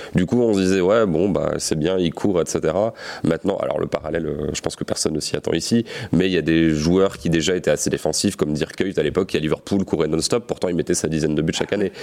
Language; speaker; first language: French; native; French